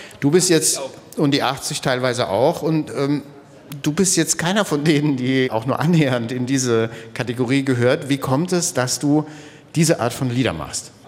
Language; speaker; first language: German; native; German